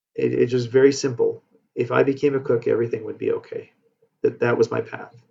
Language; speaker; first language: English; native; English